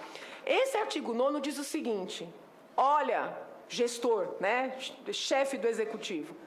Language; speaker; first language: Portuguese; native; Portuguese